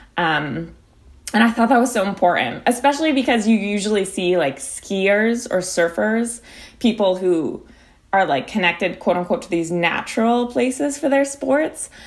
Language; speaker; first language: English; native; English